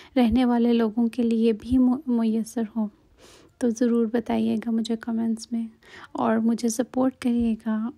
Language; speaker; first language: Urdu; native; Urdu